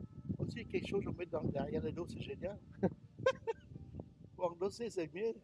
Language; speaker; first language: French; non-native, learner; Vietnamese